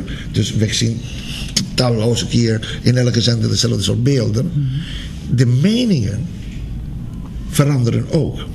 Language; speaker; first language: Dutch; non-native, fluent; Spanish